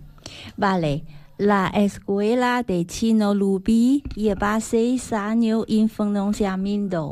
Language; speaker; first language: Spanish; non-native, learner; Chinese